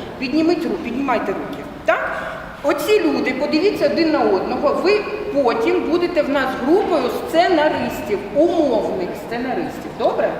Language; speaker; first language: Ukrainian; non-native, local second language; Russian